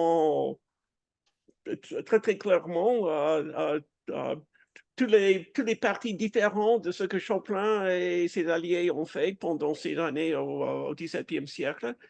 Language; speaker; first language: French; non-native, fluent; English